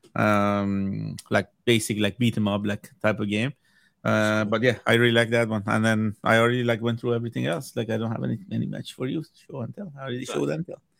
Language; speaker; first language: English; non-native, fluent; Persian